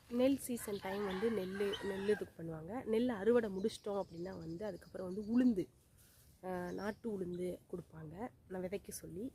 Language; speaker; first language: Tamil; native; Tamil